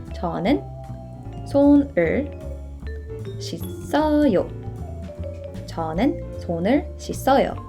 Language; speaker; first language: Korean; non-native, fluent; English